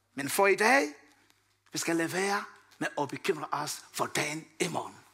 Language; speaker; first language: Danish; non-native, fluent; Lingala